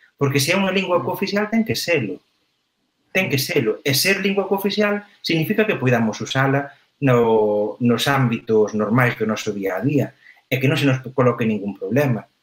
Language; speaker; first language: Galician; native; Galician